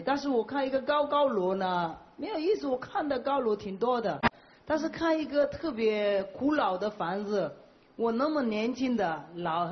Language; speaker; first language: Chinese; non-native, learner; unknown